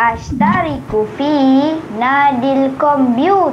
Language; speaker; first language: Arabic; non-native, learner; Malay